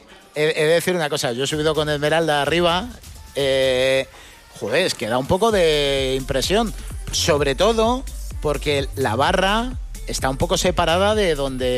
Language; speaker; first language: Spanish; native; Spanish